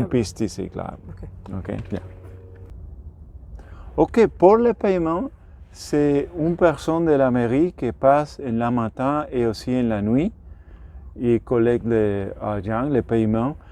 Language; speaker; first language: French; non-native, learner; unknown